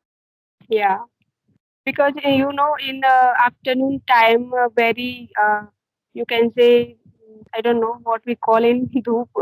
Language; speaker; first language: English; non-native, learner; Hindi